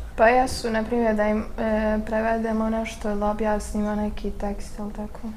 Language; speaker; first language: Serbian; early bilingual, heritage; Bosnian